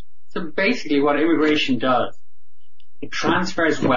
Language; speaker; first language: English; native; English